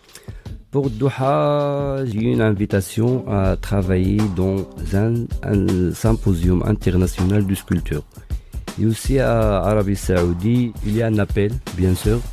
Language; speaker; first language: French; non-native, local second language; Arabic